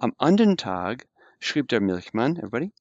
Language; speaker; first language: German; non-native, fluent; English